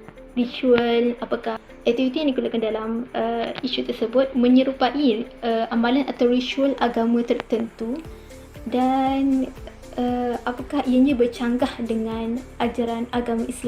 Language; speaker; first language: Malay; native; Malay